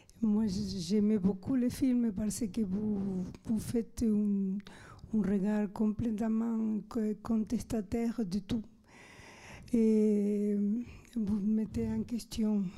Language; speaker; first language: French; non-native, fluent; Spanish